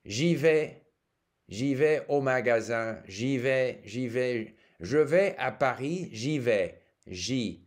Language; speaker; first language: French; non-native, fluent; English